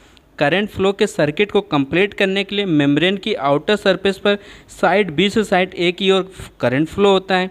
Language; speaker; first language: Hindi; native; Hindi